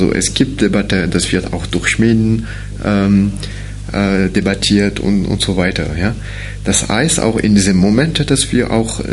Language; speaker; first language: German; non-native, fluent; French